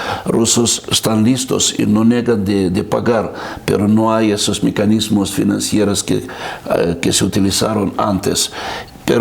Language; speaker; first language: Spanish; non-native, fluent; Russian